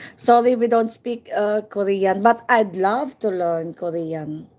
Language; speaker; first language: English; non-native, learner; Filipino